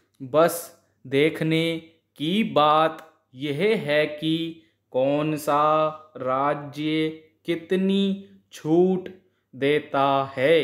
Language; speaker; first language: Hindi; native; Hindi